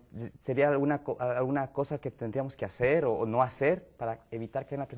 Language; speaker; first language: Spanish; native; Spanish